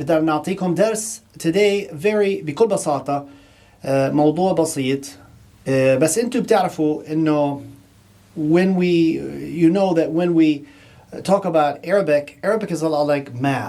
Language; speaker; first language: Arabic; non-native, fluent; English